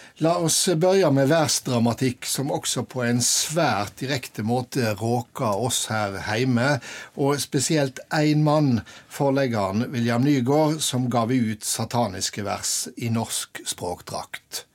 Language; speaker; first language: Norwegian; native; Norwegian